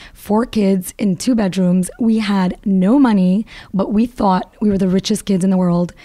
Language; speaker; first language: English; native; English